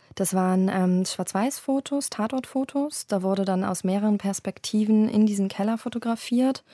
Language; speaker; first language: German; native; German